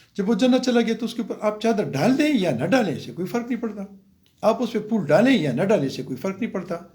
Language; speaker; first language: Urdu; non-native, local second language; Pashto